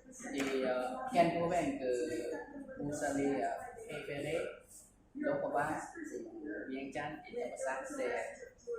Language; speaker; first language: French; non-native, learner; Lao